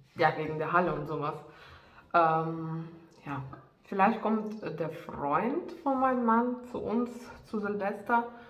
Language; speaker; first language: German; non-native, fluent; Russian